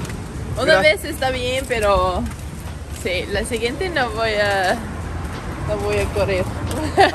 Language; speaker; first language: Spanish; non-native, learner; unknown